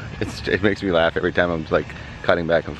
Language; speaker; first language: English; native; English